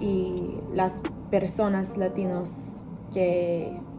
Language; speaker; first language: Spanish; non-native, learner; English